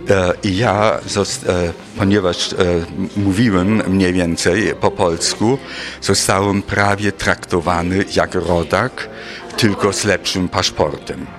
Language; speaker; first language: Polish; non-native, fluent; German